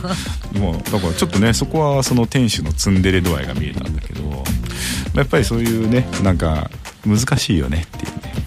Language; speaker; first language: Japanese; native; Japanese